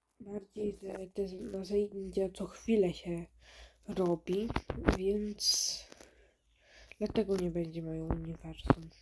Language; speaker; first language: Polish; early bilingual, other home language; Ukrainian